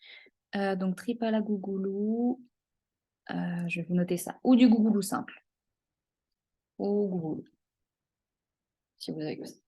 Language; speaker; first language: French; native; French